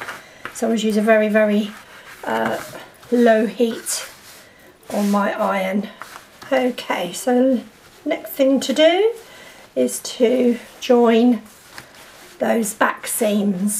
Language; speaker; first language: English; native; English